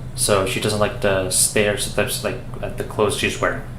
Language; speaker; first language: English; early bilingual, other home language; Persian